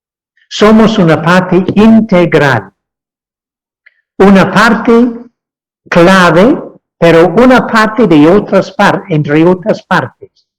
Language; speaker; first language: Spanish; non-native, fluent; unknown